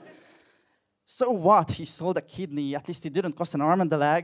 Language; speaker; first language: English; non-native, fluent; Hungarian